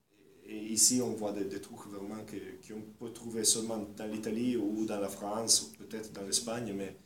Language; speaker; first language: French; non-native, fluent; Italian